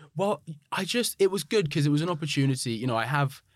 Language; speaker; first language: English; native; English